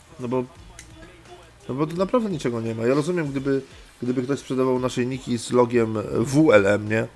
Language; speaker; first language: Polish; native; Polish